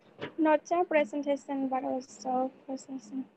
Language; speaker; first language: English; non-native, learner; Khmer